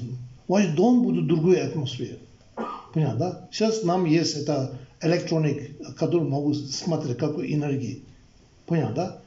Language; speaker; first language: Russian; non-native, learner; Tibetan